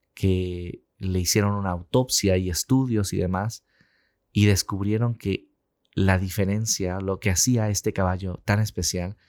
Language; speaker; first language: Spanish; native; Spanish